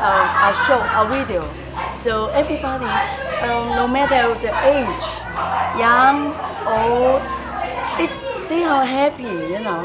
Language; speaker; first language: English; non-native, fluent; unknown